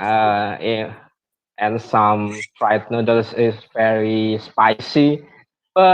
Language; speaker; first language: English; non-native, learner; Indonesian